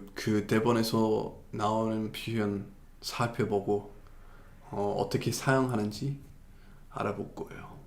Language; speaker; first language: Korean; non-native, fluent; English